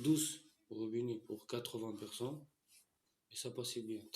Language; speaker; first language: French; non-native, learner; Romanian